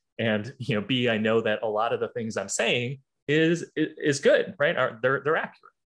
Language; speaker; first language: English; native; English